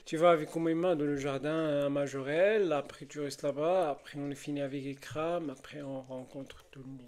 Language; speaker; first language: French; non-native, learner; Arabic